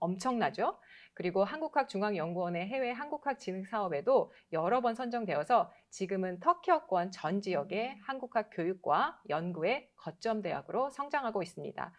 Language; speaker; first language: Korean; native; Korean